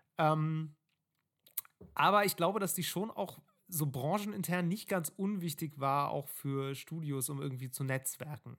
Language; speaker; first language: German; native; German